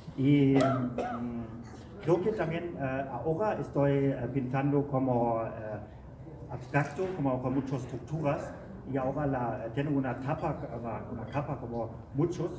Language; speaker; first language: Spanish; non-native, learner; German